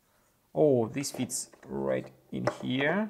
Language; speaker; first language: English; non-native, fluent; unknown